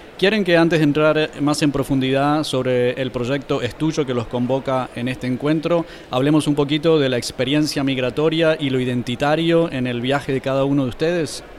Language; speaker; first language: Spanish; native; Spanish